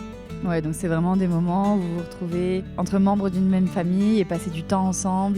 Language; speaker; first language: French; native; French